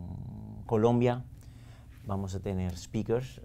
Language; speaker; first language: Spanish; non-native, fluent; Papiamento